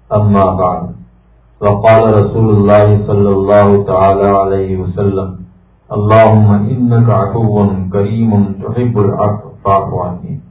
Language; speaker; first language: Urdu; native; Urdu